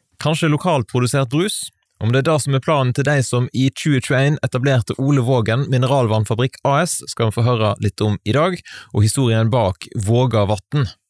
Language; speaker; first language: Norwegian; native; Norwegian